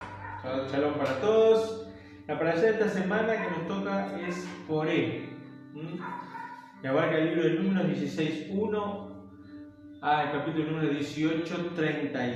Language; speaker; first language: Spanish; native; Spanish